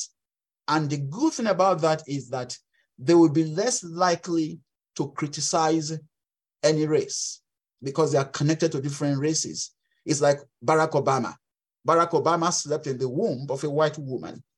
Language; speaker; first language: English; non-native, local second language; Yoruba